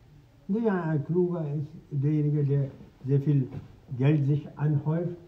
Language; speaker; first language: German; non-native, fluent; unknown